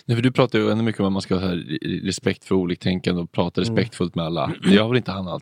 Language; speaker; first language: Swedish; native; Swedish